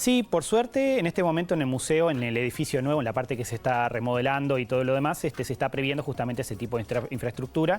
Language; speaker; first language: Spanish; native; Spanish